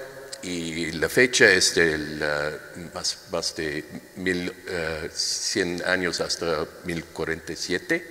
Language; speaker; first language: Spanish; non-native, learner; English